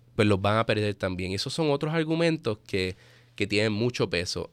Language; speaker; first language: Spanish; native; Spanish